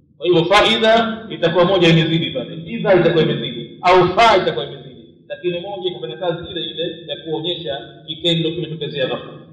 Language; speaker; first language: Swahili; native; Swahili